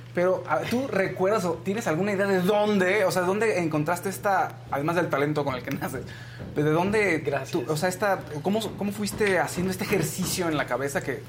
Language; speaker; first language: Spanish; native; Spanish